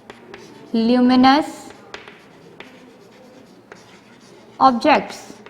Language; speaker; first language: English; non-native, local second language; Urdu